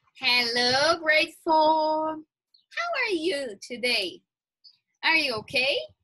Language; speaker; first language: English; non-native, fluent; Portuguese